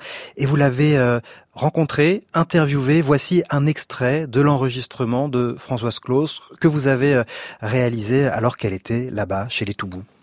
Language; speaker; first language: French; native; French